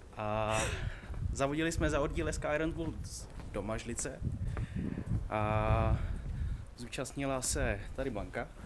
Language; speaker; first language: Czech; early bilingual, other home language; Vietnamese